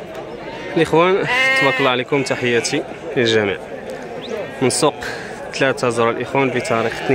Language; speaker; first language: Arabic; native; Arabic